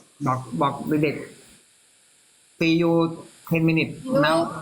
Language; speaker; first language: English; non-native, learner; Thai